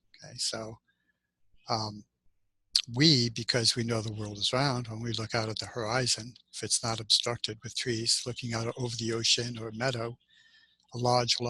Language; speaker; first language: English; native; English